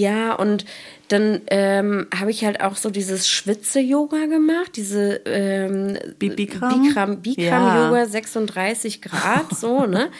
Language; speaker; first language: German; native; German